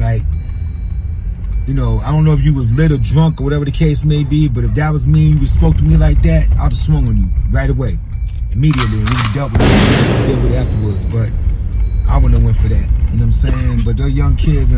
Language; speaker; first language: English; native; English